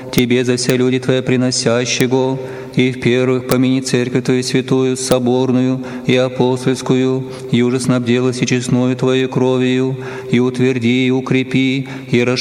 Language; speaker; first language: Russian; native; Russian